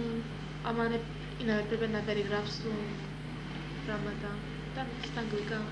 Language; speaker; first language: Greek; early bilingual, heritage; Greek